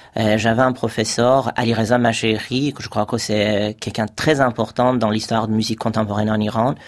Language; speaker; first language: French; non-native, fluent; Persian